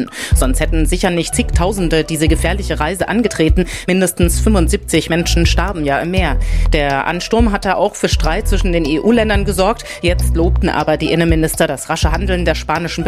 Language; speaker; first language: German; native; German